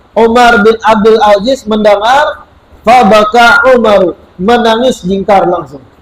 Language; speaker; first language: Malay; native; Malay